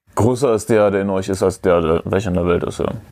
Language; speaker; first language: German; native; German